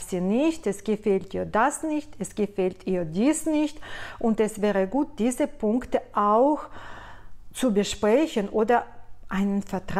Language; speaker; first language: German; non-native, fluent; Russian